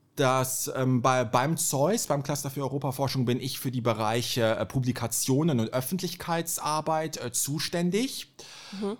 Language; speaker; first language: German; native; German